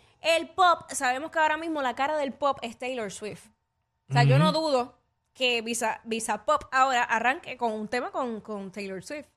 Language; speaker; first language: Spanish; native; Spanish